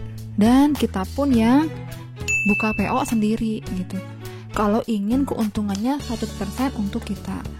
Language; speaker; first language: Indonesian; native; Indonesian